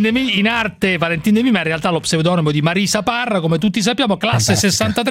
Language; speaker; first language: Italian; native; Italian